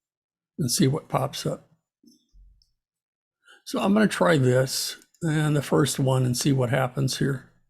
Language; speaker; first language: English; native; English